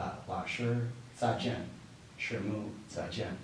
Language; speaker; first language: Chinese; non-native, learner; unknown